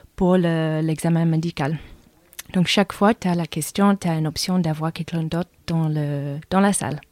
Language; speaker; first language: French; non-native, fluent; English